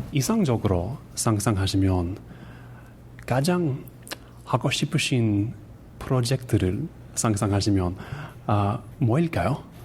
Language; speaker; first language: Korean; non-native, learner; English